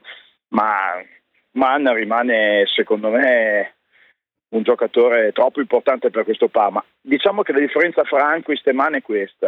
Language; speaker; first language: Italian; native; Italian